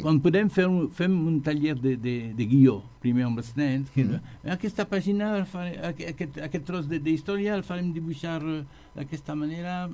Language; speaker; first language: Catalan; non-native, learner; French